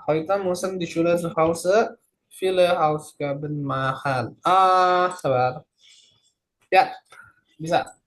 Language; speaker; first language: German; non-native, fluent; Indonesian